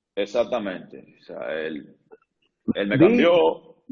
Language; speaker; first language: Spanish; native; Spanish